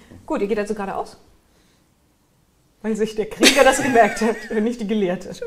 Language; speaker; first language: German; native; German